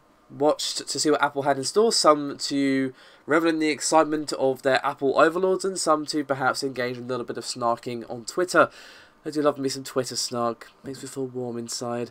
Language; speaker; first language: English; native; English